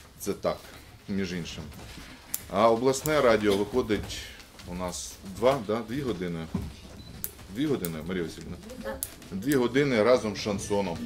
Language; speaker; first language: Ukrainian; non-native, local second language; Russian